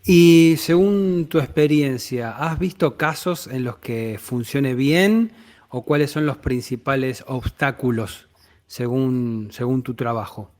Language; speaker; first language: Spanish; native; Spanish